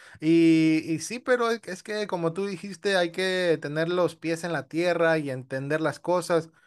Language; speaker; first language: Spanish; early bilingual, heritage; Spanish